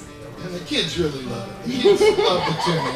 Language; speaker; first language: English; native; English